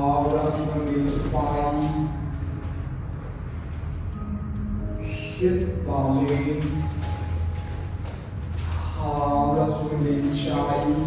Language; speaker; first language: Vietnamese; non-native, learner; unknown